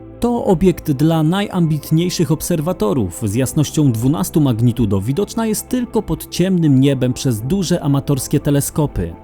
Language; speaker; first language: Polish; native; Polish